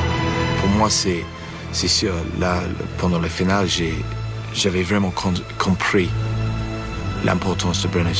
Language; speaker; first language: French; non-native, fluent; English